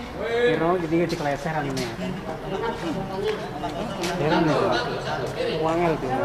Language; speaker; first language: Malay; non-native, local second language; Javanese